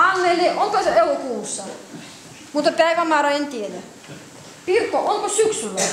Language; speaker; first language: Finnish; non-native, learner; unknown